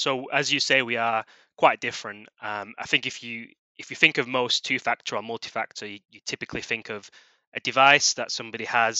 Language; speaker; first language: English; native; English